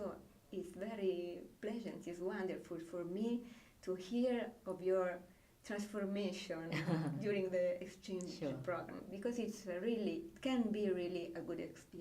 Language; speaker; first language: English; non-native, fluent; Italian